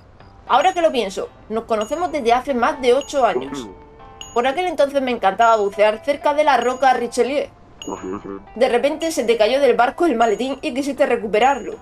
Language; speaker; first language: Spanish; native; Spanish